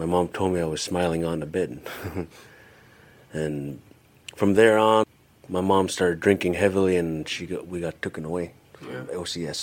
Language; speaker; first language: English; early bilingual, other home language; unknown